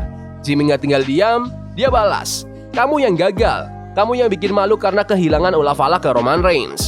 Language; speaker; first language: Indonesian; native; Indonesian